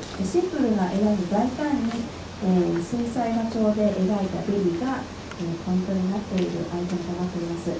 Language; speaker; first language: Japanese; native; Japanese